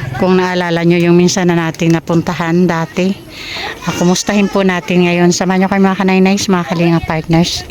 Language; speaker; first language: Filipino; native; Filipino